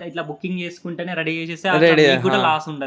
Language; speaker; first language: Telugu; native; Telugu